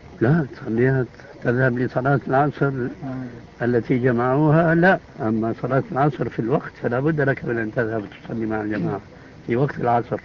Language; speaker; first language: Arabic; early bilingual, other home language; Albanian